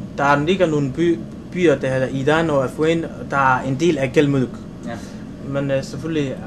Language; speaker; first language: Danish; early bilingual, heritage; Somali